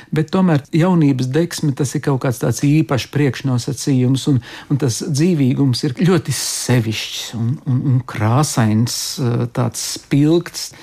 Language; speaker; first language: Latvian; native; Latvian